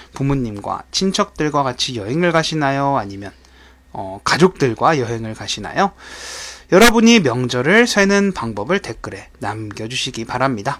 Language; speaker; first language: Korean; native; Korean